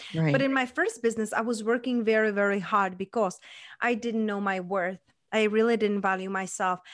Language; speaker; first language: English; non-native, fluent; Czech